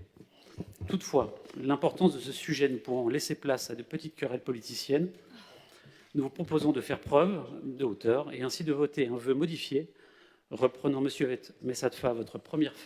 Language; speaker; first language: French; native; French